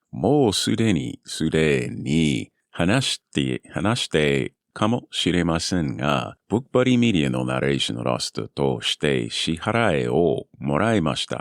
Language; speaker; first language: Japanese; non-native, learner; English